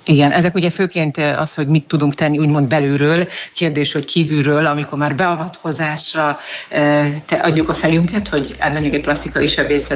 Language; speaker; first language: Hungarian; native; Hungarian